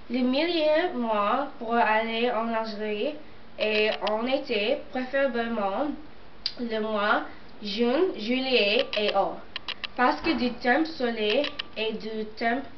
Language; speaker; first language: French; non-native, learner; English